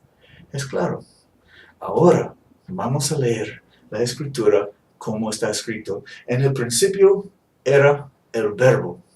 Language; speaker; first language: Spanish; non-native, fluent; English